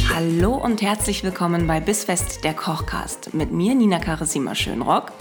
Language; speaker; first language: German; native; German